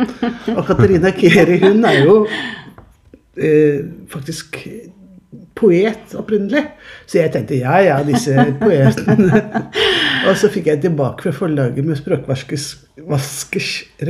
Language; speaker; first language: Norwegian; native; Norwegian